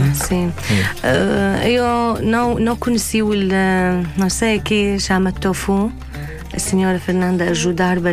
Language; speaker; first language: Portuguese; non-native, learner; Arabic